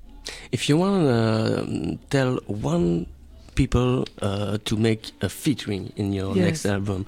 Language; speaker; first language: English; non-native, learner; French